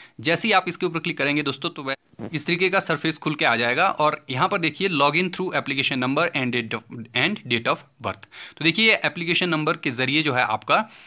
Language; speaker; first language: Hindi; native; Hindi